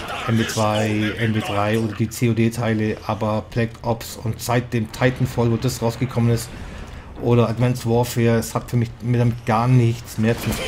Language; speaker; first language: German; native; German